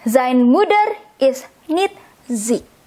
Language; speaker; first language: Dutch; non-native, fluent; Indonesian